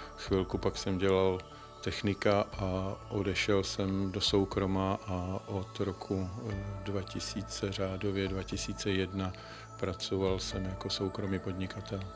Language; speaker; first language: Czech; native; Czech